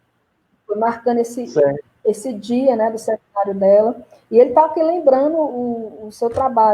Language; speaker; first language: Portuguese; native; Portuguese